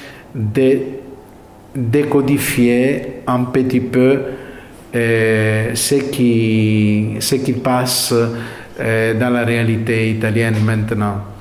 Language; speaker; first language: French; non-native, fluent; Italian